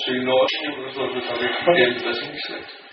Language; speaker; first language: German; non-native, learner; Slovenian